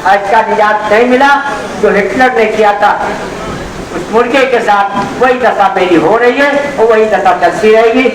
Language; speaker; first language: Hindi; native; Hindi